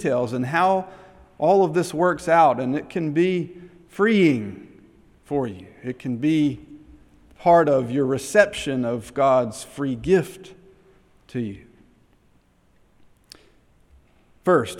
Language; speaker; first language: English; native; English